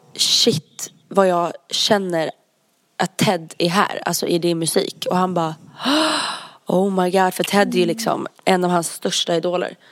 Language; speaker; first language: Swedish; native; Swedish